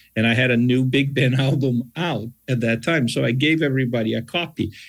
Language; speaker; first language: English; non-native, fluent; Portuguese